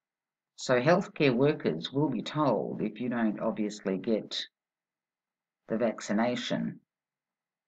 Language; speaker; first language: English; native; English